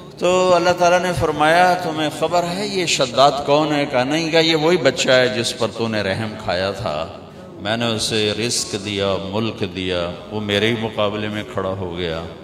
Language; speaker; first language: Urdu; non-native, local second language; Punjabi